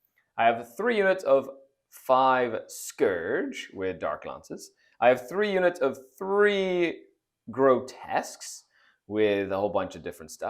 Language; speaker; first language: English; native; English